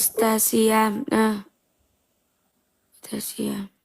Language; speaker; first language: Indonesian; non-native, learner; Vietnamese